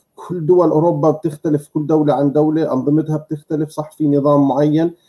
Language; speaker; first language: Arabic; native; Arabic